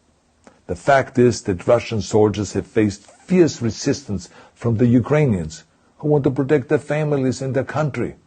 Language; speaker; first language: English; non-native, fluent; German